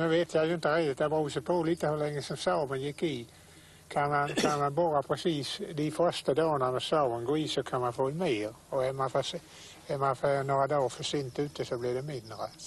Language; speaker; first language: Swedish; native; Swedish